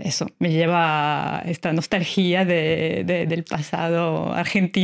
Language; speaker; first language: Spanish; non-native, fluent; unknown